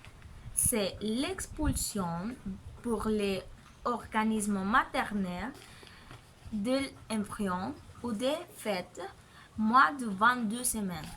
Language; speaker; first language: French; non-native, learner; Spanish